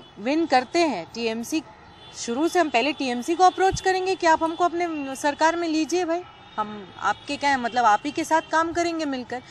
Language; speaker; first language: Hindi; non-native, local second language; Urdu